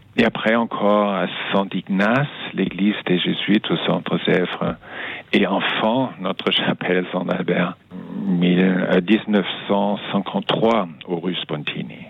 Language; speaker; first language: French; non-native, fluent; German